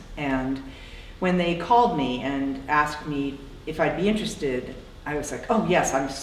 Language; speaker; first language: English; native; English